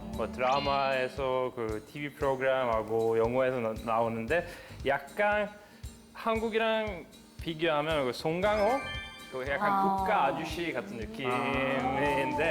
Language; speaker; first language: Korean; non-native, fluent; Norwegian